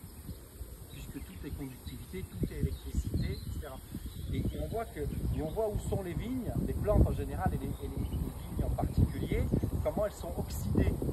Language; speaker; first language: French; native; French